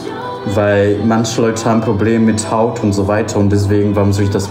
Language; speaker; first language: German; non-native, fluent; Polish